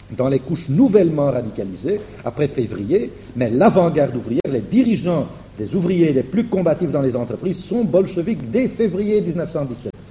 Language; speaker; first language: French; non-native, fluent; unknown